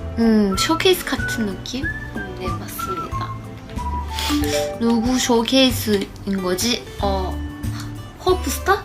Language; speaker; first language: Korean; non-native, learner; Japanese